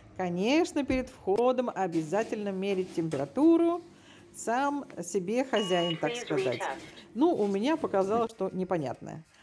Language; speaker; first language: Russian; native; Russian